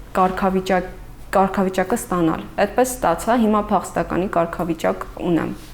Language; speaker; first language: Armenian; native; Armenian